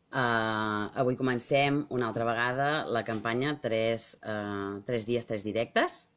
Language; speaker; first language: Catalan; native; Catalan